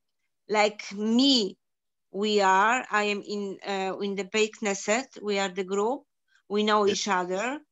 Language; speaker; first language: English; non-native, learner; Polish